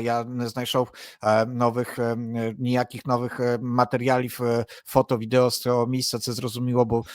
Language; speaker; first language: Polish; non-native, learner; Ukrainian